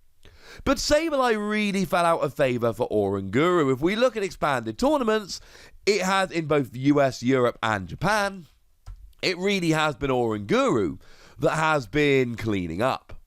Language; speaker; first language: English; native; English